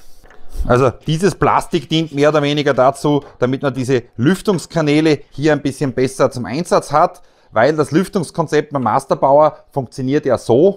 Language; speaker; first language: German; native; German